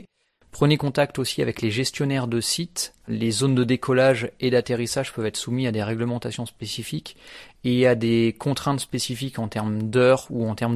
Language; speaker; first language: French; native; French